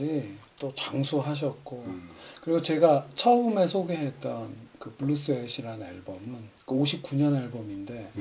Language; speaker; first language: Korean; native; Korean